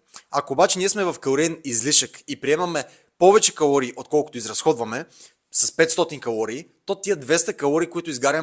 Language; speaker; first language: Bulgarian; native; Bulgarian